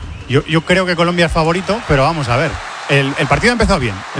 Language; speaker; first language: Spanish; native; Spanish